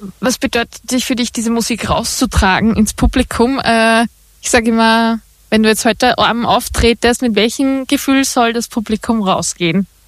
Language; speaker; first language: German; native; German